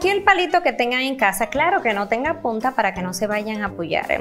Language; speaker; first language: Spanish; native; Spanish